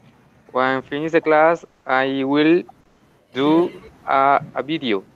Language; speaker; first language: English; non-native, learner; Spanish